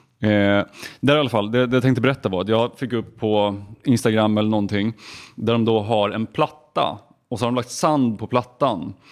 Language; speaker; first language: Swedish; native; Swedish